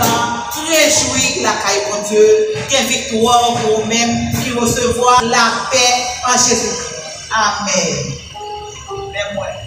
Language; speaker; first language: French; non-native, local second language; Haitian Creole